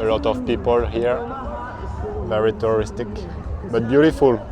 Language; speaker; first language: English; non-native, learner; French